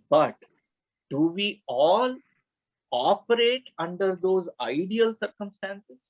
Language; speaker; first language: English; non-native, local second language; Kannada